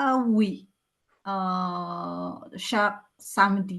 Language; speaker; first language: French; non-native, learner; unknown